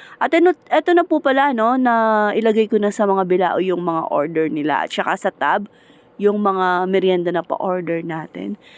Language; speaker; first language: Filipino; native; Filipino